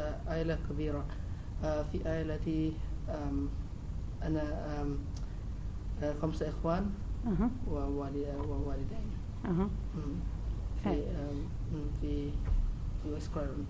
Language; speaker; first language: Arabic; non-native, learner; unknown